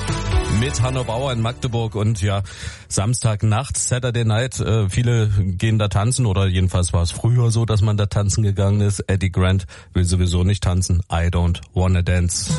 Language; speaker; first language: German; native; German